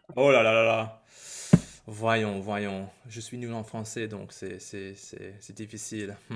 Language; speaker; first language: French; non-native, learner; English